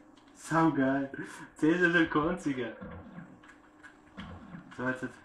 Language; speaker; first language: German; native; German